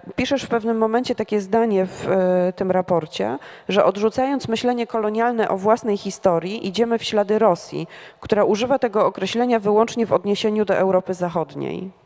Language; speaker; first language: Polish; native; Polish